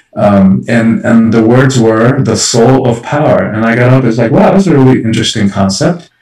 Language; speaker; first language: English; early bilingual, other home language; Spanish